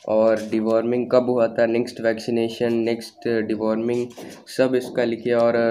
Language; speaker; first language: Hindi; non-native, local second language; Tamil